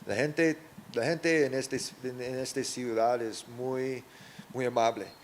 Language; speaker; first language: Spanish; non-native, learner; English